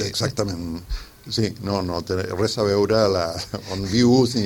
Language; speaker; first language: Catalan; non-native, fluent; Spanish